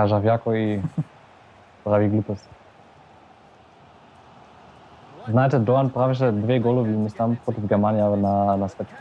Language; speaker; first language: Macedonian; early bilingual, heritage; German